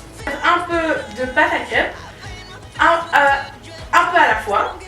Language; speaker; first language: French; non-native, learner; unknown